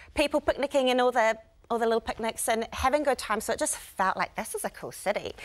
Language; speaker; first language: English; native; English